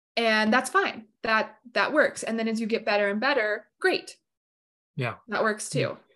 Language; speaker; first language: English; native; English